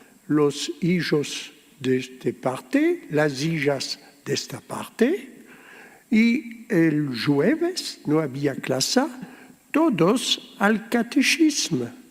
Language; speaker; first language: Spanish; early bilingual, heritage; French